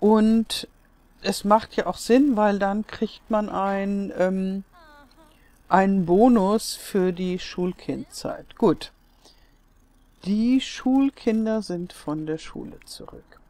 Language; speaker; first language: German; native; German